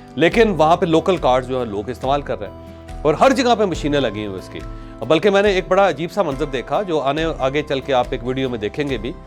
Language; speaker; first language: Urdu; non-native, local second language; Punjabi